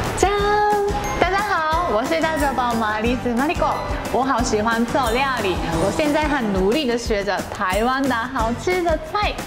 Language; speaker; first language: Chinese; non-native, fluent; Japanese